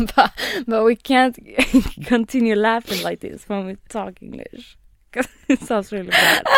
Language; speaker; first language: English; non-native, fluent; Swedish